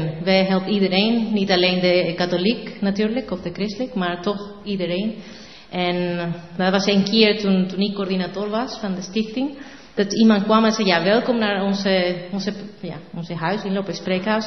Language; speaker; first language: Dutch; non-native, learner; Spanish